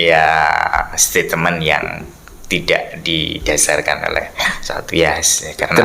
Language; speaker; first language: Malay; non-native, local second language; Madurese